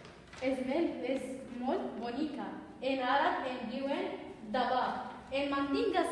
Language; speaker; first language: Catalan; non-native, learner; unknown